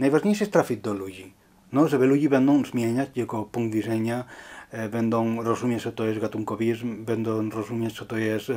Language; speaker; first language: Polish; non-native, learner; Spanish